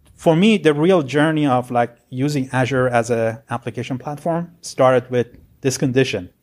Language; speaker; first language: English; non-native, fluent; Persian